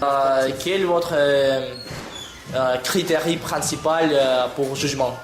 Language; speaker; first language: French; non-native, learner; Russian